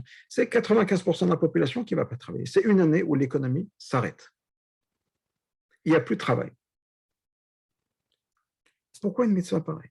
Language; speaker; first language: French; native; French